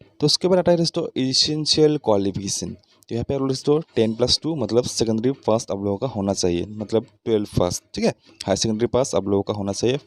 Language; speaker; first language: Hindi; non-native, local second language; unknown